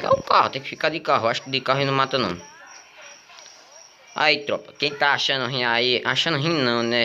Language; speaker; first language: Portuguese; native; Portuguese